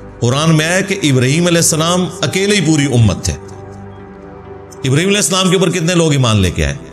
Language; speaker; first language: Urdu; non-native, local second language; Punjabi